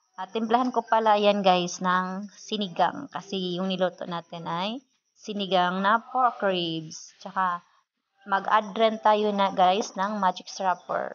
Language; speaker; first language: Filipino; non-native, local second language; Cebuano